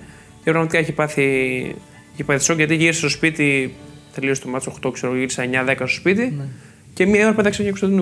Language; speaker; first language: Greek; native; Greek